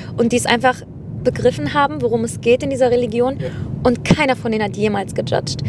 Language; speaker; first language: German; native; German